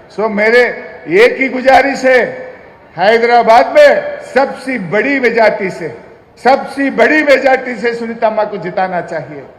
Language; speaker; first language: Hindi; non-native, local second language; Telugu